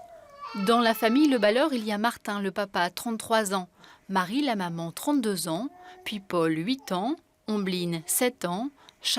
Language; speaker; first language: French; native; French